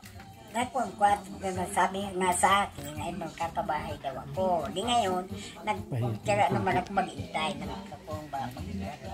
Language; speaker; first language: Filipino; non-native, local second language; Cebuano